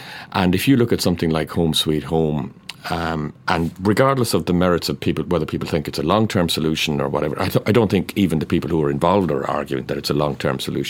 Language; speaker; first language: English; native; English